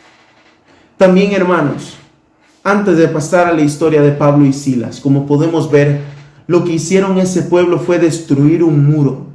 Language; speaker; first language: Spanish; native; Spanish